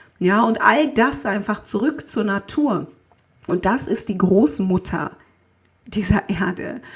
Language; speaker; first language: German; native; German